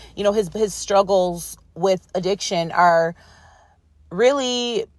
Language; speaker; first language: English; native; English